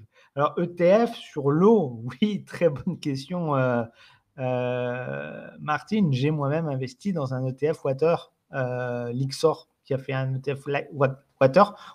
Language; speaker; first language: French; native; French